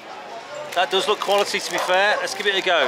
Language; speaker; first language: English; native; English